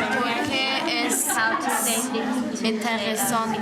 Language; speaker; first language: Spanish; non-native, learner; English